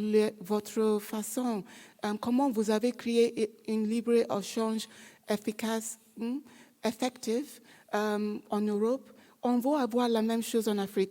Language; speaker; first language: French; non-native, learner; English